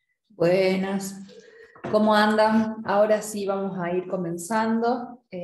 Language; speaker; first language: Spanish; native; Spanish